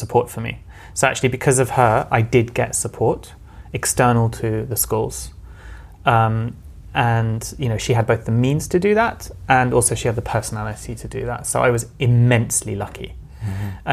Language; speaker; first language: English; native; English